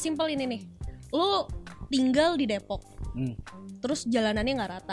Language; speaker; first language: Indonesian; native; Indonesian